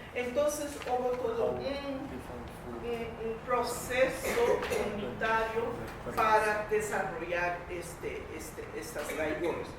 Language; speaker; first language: Spanish; non-native, fluent; English